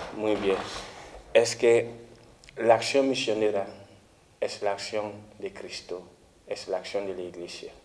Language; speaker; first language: Spanish; non-native, fluent; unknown